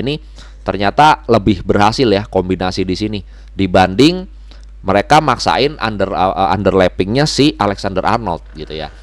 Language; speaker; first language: Indonesian; native; Indonesian